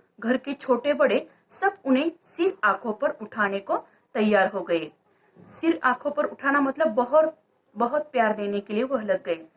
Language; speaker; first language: Hindi; non-native, local second language; Marathi